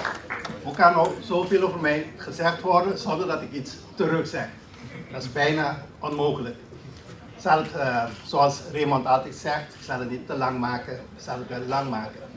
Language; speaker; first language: Dutch; non-native, local second language; Papiamento